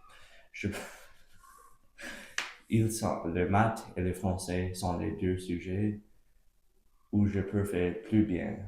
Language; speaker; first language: French; non-native, local second language; English